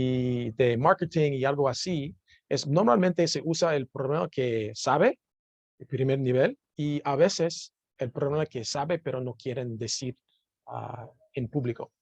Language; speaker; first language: Spanish; non-native, learner; English